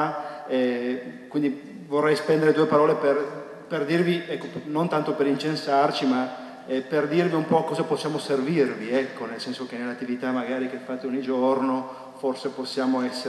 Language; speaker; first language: Italian; native; Italian